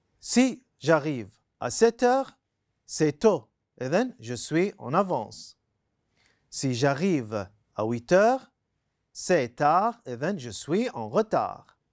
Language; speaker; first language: French; non-native, fluent; Arabic